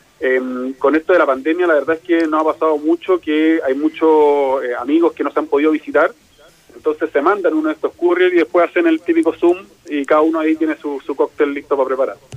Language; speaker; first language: Spanish; native; Spanish